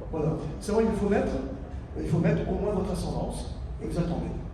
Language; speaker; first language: French; native; French